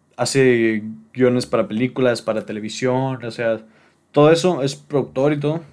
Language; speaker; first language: Spanish; native; Spanish